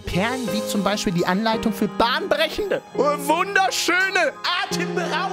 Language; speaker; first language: German; native; German